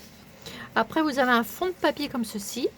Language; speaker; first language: French; native; French